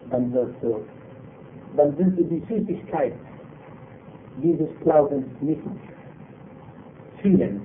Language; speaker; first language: German; non-native, fluent; Arabic